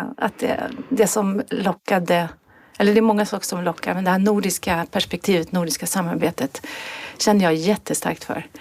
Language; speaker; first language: Swedish; native; Swedish